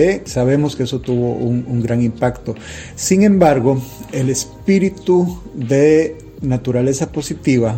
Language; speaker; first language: Spanish; native; Spanish